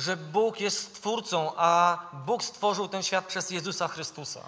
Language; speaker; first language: Polish; native; Polish